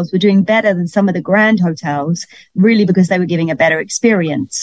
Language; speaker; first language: English; native; English